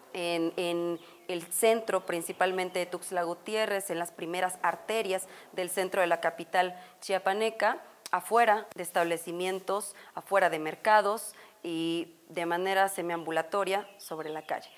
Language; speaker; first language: Spanish; native; Spanish